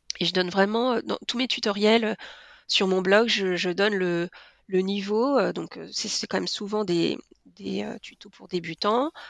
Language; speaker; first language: French; native; French